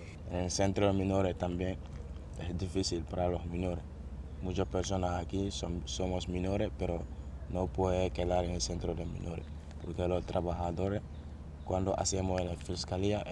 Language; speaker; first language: Spanish; non-native, learner; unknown